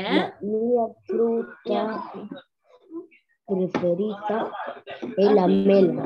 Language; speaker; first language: Italian; non-native, learner; Spanish